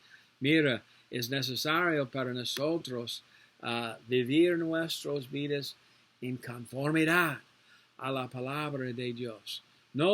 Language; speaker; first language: Spanish; non-native, learner; English